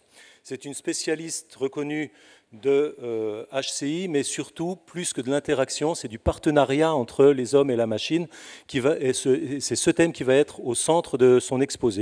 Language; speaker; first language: French; native; French